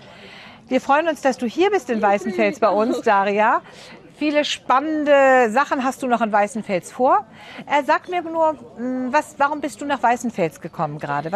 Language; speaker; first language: German; native; German